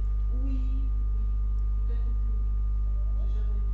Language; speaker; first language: French; non-native, fluent; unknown